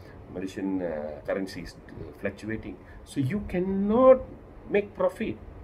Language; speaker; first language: English; non-native, local second language; Tamil